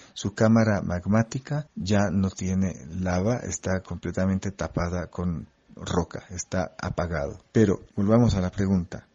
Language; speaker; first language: Spanish; non-native, fluent; French